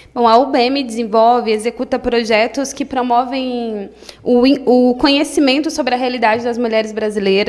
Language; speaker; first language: Portuguese; native; Portuguese